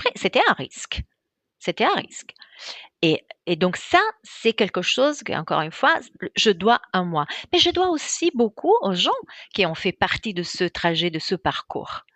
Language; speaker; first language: French; non-native, fluent; Italian